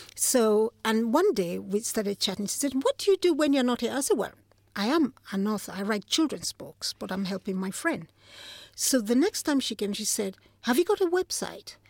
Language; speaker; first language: English; non-native, local second language; Igbo